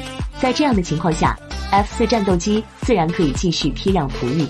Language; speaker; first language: Chinese; native; Chinese